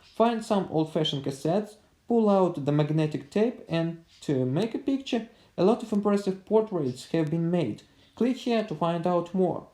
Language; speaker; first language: English; non-native, fluent; Russian